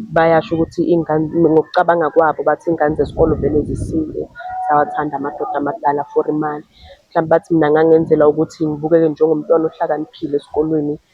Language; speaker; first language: Zulu; native; Zulu